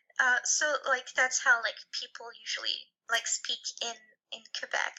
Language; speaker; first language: English; non-native, fluent; French